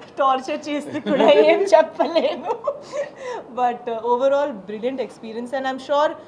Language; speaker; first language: Telugu; non-native, learner; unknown